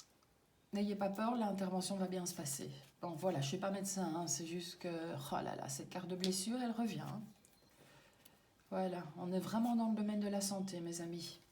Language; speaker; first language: French; native; French